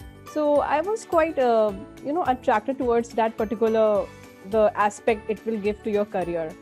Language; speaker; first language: English; non-native, local second language; Hindi